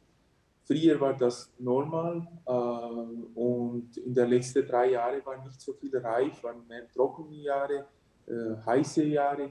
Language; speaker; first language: German; early bilingual, heritage; German